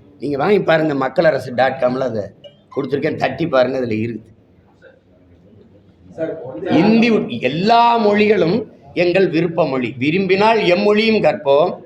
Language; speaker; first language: Tamil; native; Tamil